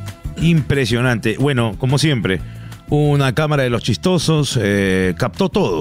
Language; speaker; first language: Spanish; native; Spanish